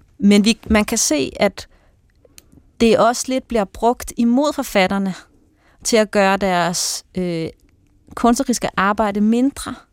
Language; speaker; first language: Danish; native; Danish